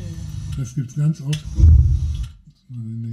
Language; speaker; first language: German; native; German